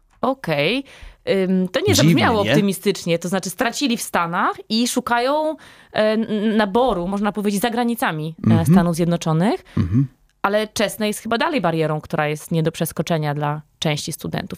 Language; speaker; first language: Polish; native; Polish